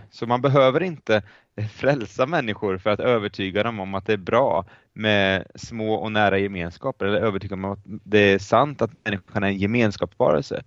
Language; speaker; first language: Swedish; native; Swedish